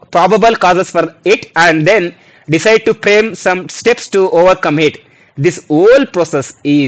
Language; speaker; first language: English; non-native, local second language; Kannada